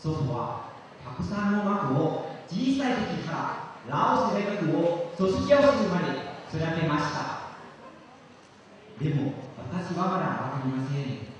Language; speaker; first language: Japanese; non-native, learner; Lao